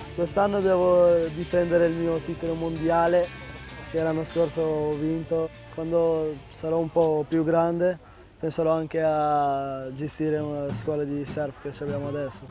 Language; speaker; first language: Italian; early bilingual, heritage; Italian